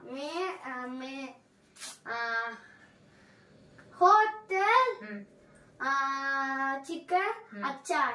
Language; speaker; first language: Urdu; non-native, local second language; Tamil